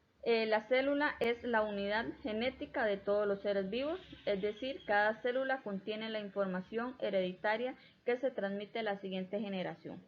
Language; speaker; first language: Spanish; native; Spanish